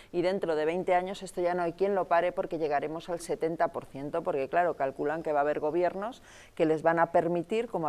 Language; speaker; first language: Spanish; native; Spanish